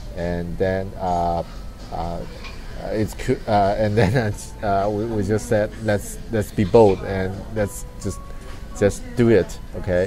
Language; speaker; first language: English; non-native, fluent; Chinese